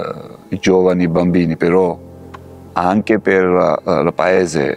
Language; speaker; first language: Italian; non-native, fluent; Georgian